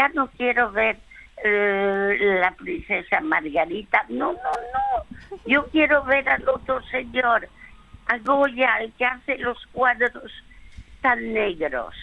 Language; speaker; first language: Spanish; early bilingual, other home language; French